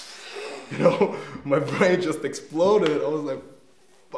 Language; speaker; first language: English; non-native, fluent; Danish